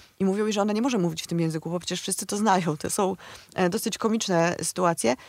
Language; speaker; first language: Polish; native; Polish